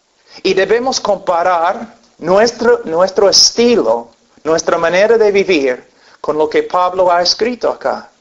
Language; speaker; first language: Spanish; non-native, fluent; English